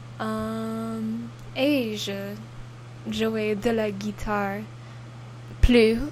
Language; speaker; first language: French; non-native, learner; English